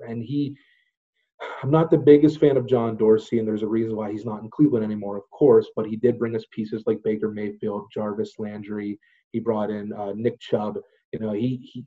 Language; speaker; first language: English; native; English